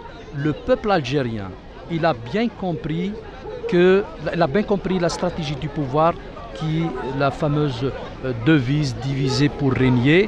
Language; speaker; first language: French; non-native, local second language; Arabic